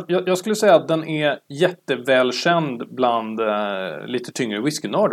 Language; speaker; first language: Swedish; native; Swedish